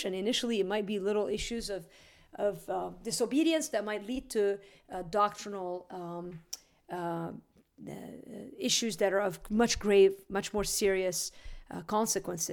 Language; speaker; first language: English; native; English